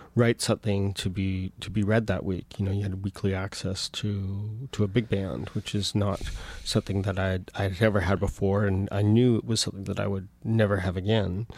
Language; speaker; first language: English; native; English